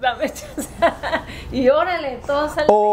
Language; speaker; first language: Spanish; native; Spanish